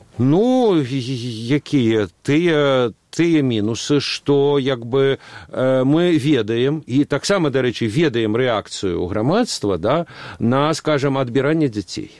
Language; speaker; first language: Belarusian; non-native, local second language; Russian